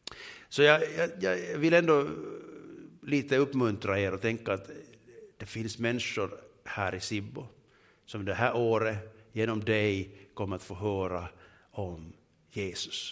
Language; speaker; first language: Swedish; native; Swedish